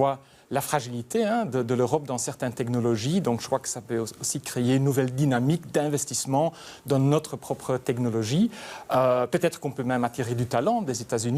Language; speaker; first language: French; native; French